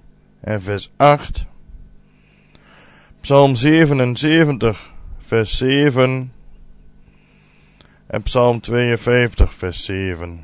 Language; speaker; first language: Dutch; native; Dutch